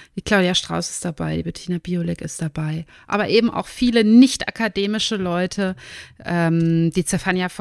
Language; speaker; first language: German; native; German